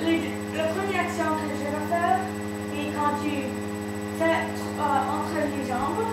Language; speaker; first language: French; non-native, learner; English